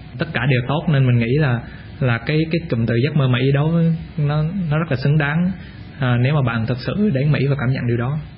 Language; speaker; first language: Vietnamese; native; Vietnamese